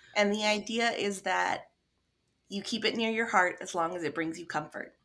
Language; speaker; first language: English; native; English